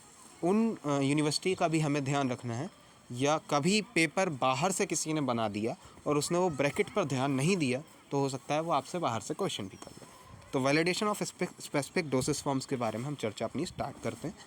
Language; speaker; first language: Hindi; native; Hindi